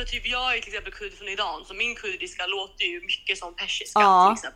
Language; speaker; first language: Swedish; early bilingual, other home language; Kurdish